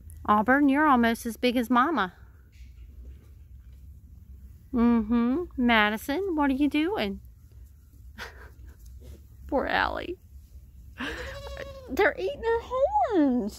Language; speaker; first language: English; native; English